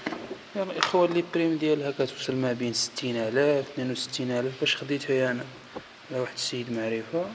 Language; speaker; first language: Arabic; native; Arabic